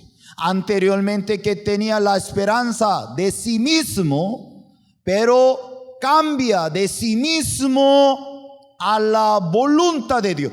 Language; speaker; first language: Spanish; non-native, fluent; Korean